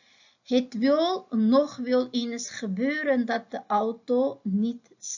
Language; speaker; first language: Dutch; non-native, fluent; Uyghur